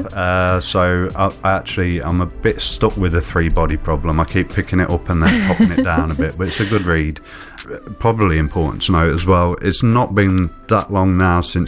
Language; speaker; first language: English; native; English